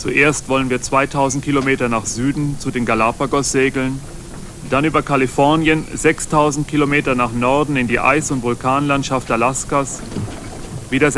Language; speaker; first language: German; native; German